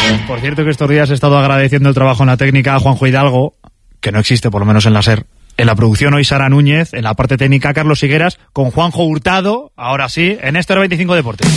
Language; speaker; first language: Spanish; native; Spanish